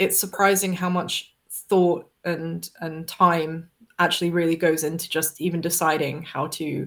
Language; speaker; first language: English; native; English